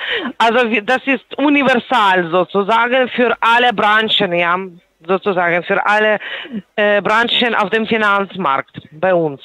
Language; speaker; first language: German; non-native, fluent; Polish